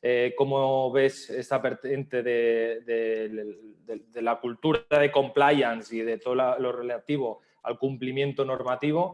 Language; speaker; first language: Spanish; native; Spanish